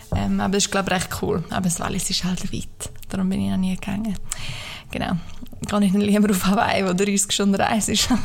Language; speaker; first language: German; native; German